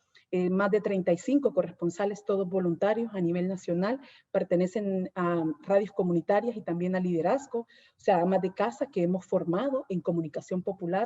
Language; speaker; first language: Spanish; native; Spanish